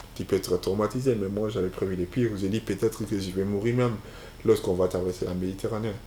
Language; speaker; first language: French; non-native, local second language; Bambara